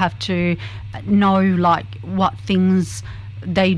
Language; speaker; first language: English; non-native, fluent; Arabic